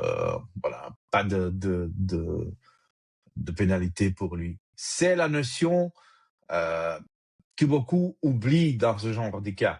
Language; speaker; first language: French; native; French